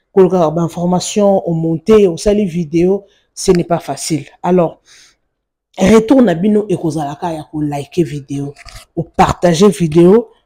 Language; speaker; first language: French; non-native, local second language; Lingala